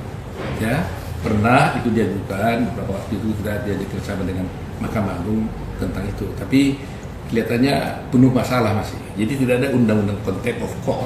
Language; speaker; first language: Indonesian; native; Indonesian